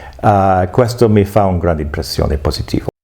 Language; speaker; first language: Italian; non-native, fluent; English